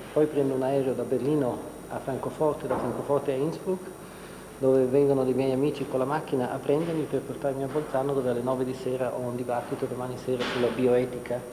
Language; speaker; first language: Italian; non-native, local second language; German